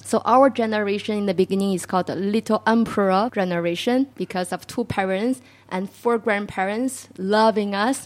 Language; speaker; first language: English; non-native, fluent; Chinese